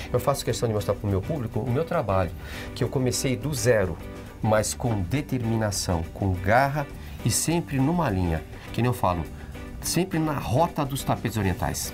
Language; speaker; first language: Portuguese; early bilingual, other home language; Spanish